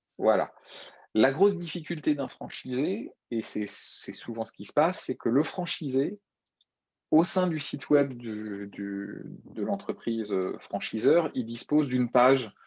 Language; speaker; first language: French; native; French